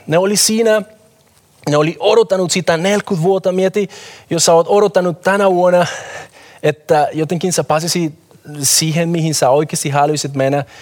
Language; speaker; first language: Finnish; non-native, fluent; Spanish